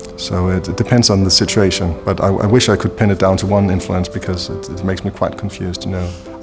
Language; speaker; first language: English; non-native, fluent; Danish